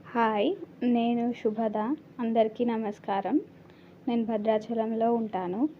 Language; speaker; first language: Telugu; non-native, learner; Marathi